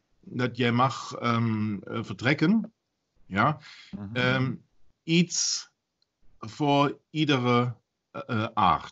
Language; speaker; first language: Dutch; non-native, learner; German